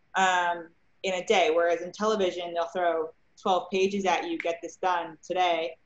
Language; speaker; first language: English; native; English